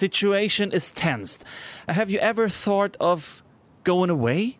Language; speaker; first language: English; non-native, fluent; German